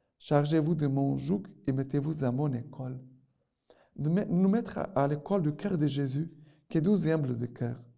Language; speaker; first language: French; non-native, fluent; Portuguese